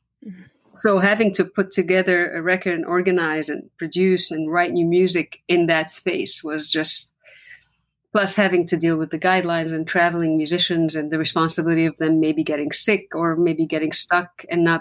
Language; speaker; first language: English; non-native, fluent; Arabic